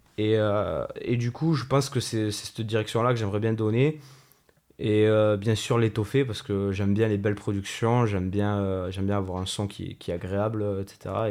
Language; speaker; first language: French; native; French